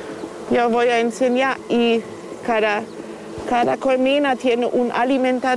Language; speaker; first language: Spanish; non-native, fluent; German